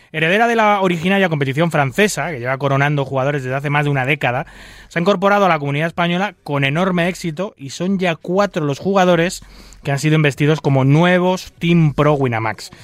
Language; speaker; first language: Spanish; native; Spanish